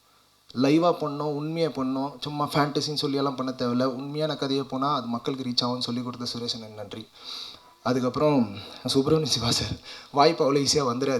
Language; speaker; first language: Tamil; native; Tamil